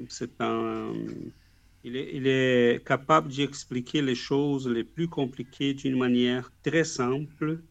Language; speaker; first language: French; non-native, fluent; Portuguese